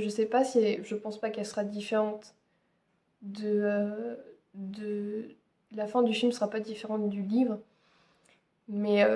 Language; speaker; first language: French; native; French